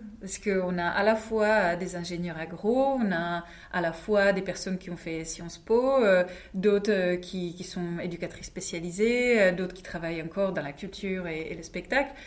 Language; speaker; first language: French; non-native, fluent; Czech